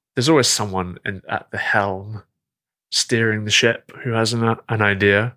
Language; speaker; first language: English; native; English